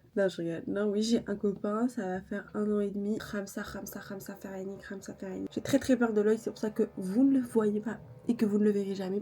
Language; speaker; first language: French; native; French